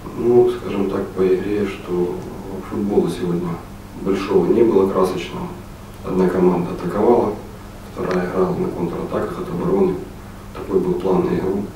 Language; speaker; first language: Russian; native; Russian